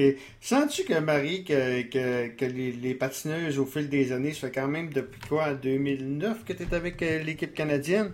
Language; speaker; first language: French; native; French